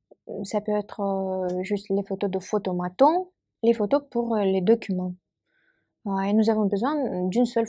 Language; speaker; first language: French; non-native, fluent; Russian